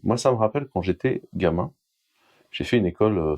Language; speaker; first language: French; native; French